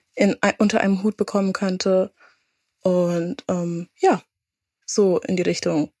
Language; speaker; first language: German; native; German